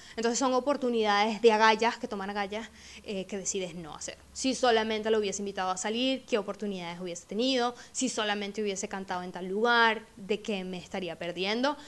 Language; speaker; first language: Spanish; native; Spanish